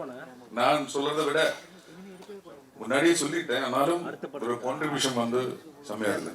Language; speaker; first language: Tamil; non-native, learner; Malayalam